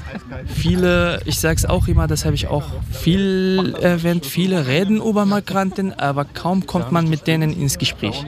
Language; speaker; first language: German; non-native, fluent; Kurdish